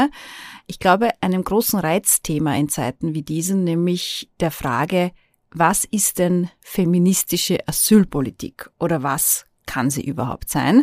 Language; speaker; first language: German; native; German